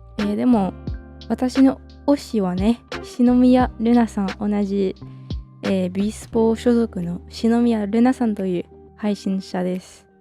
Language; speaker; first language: Japanese; non-native, fluent; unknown